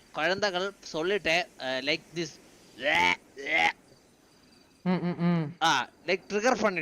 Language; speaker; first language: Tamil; non-native, learner; Malayalam